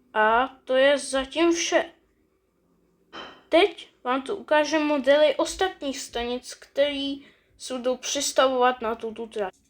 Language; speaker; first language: Czech; native; Czech